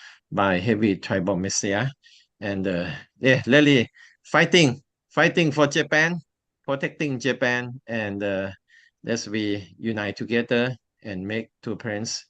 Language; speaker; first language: English; non-native, learner; Thai